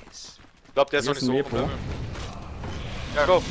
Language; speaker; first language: German; native; German